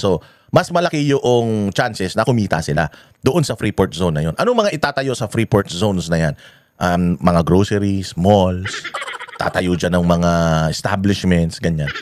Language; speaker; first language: Filipino; native; Filipino